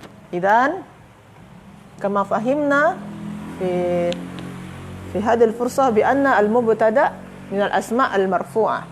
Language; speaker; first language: Arabic; non-native, fluent; Malay